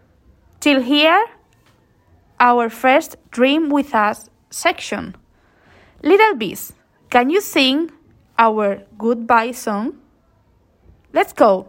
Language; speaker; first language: English; non-native, fluent; Spanish